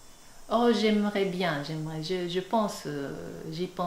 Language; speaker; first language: French; non-native, fluent; Japanese